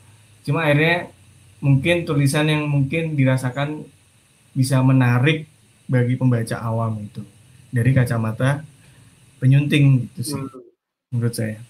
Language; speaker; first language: Indonesian; native; Indonesian